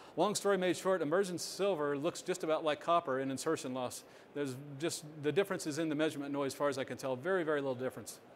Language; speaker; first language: English; native; English